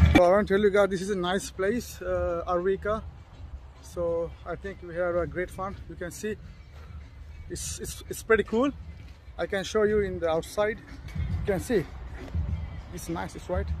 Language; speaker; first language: English; non-native, learner; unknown